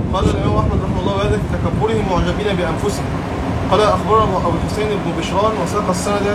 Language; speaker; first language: Arabic; native; Arabic